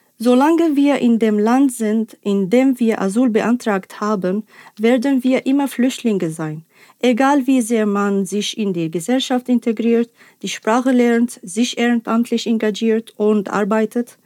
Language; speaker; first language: German; non-native, fluent; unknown